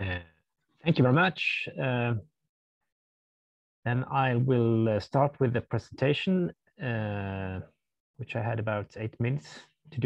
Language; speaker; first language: English; non-native, fluent; Swedish